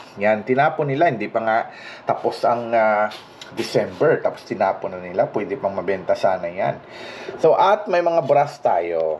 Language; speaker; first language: Filipino; non-native, local second language; Hiligaynon